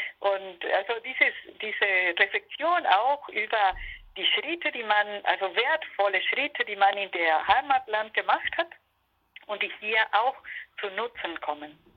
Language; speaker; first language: German; non-native, fluent; Spanish